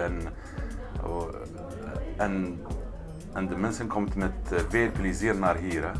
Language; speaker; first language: Dutch; non-native, learner; Arabic